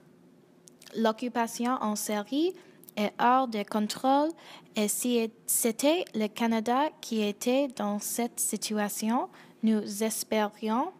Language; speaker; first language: French; non-native, learner; English